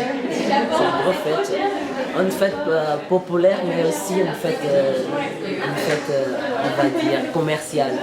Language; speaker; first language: French; non-native, learner; Portuguese